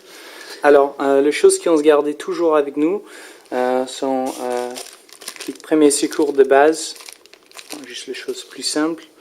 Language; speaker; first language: French; non-native, learner; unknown